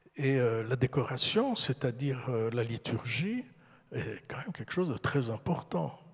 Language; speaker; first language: French; early bilingual, heritage; French